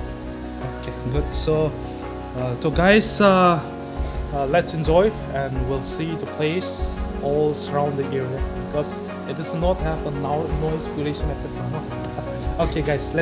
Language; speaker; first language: English; non-native, learner; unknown